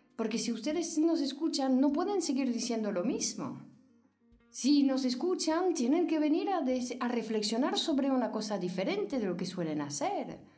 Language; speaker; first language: Spanish; non-native, fluent; French